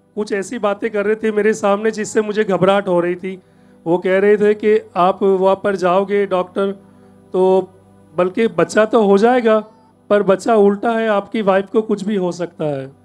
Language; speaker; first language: Hindi; native; Hindi